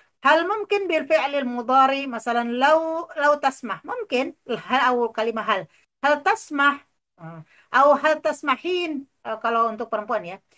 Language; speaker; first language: Arabic; non-native, fluent; Indonesian